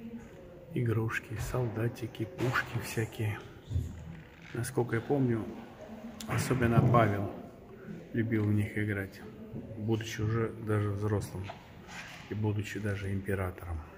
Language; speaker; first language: Russian; native; Russian